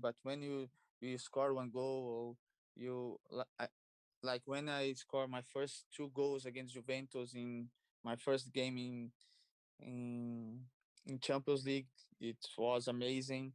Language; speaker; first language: English; non-native, learner; Portuguese